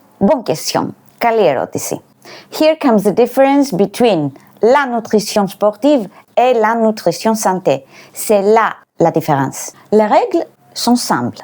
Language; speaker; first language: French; non-native, fluent; Greek